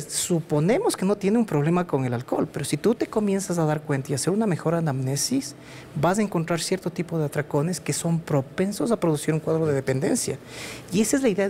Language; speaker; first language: Spanish; native; Spanish